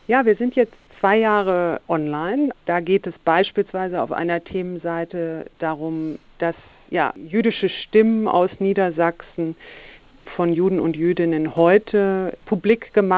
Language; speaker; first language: German; native; German